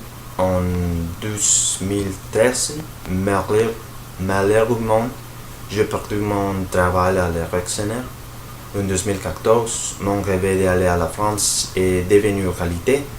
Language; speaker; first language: French; non-native, learner; Spanish